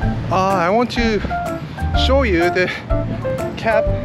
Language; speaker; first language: English; non-native, learner; Korean